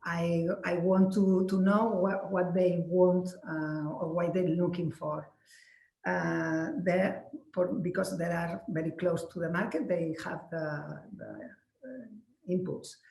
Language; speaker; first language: English; non-native, learner; Spanish